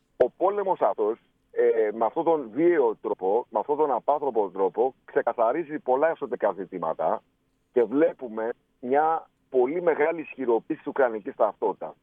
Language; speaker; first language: Greek; native; Greek